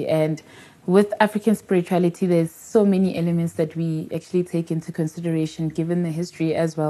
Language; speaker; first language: English; non-native, local second language; Tswana